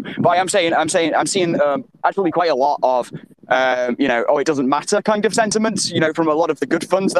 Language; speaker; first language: English; native; English